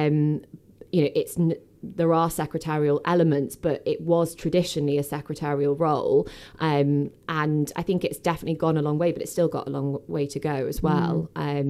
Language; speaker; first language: English; native; English